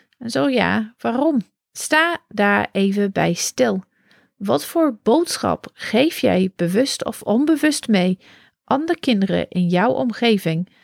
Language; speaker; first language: Dutch; non-native, fluent; English